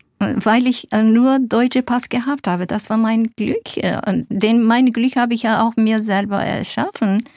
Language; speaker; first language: German; non-native, fluent; Zaza